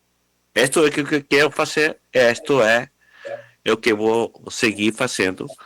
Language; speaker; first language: Portuguese; non-native, fluent; Spanish